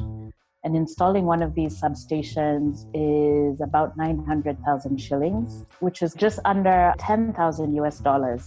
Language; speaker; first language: English; non-native, local second language; Luo (Kenya and Tanzania)